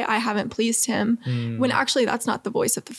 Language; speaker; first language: English; native; English